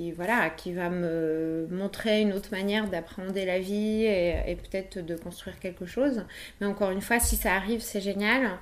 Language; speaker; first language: French; early bilingual, other home language; Polish